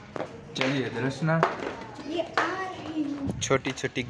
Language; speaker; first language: Hindi; non-native, local second language; Gujarati